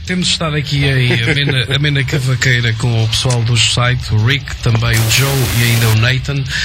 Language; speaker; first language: Portuguese; native; Portuguese